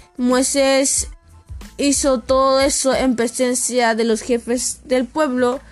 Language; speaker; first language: Spanish; native; Spanish